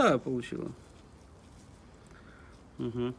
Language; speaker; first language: Russian; native; Russian